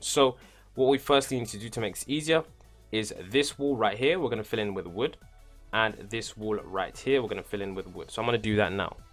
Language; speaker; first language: English; native; English